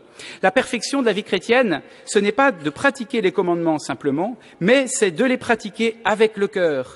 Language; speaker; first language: French; native; French